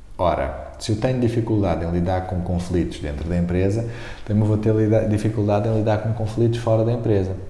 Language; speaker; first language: Portuguese; native; Portuguese